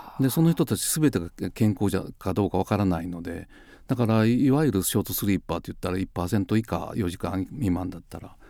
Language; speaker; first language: Japanese; native; Japanese